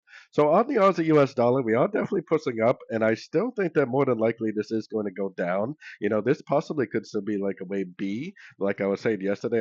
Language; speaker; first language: English; native; English